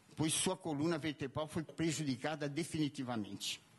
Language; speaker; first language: Portuguese; native; Portuguese